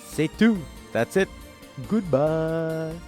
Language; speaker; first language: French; non-native, learner; English